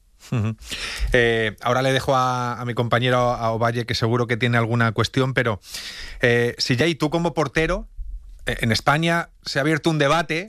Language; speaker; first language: Spanish; native; Spanish